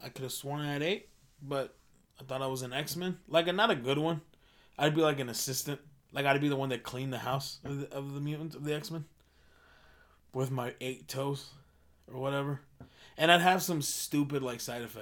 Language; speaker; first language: English; early bilingual, other home language; Spanish